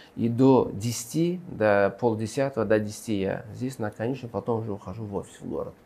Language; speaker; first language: Russian; non-native, local second language; Uzbek